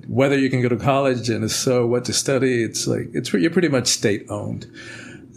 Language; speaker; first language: English; early bilingual, other home language; Spanish